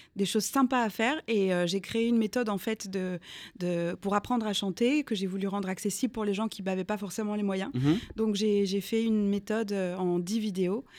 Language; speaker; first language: French; native; French